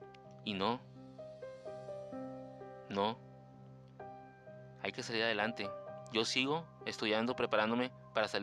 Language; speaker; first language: Spanish; native; Spanish